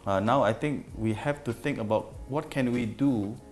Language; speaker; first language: English; non-native, fluent; Indonesian